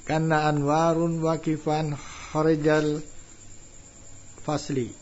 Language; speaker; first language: Arabic; non-native, learner; Indonesian